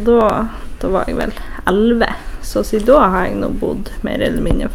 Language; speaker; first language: Norwegian; native; Norwegian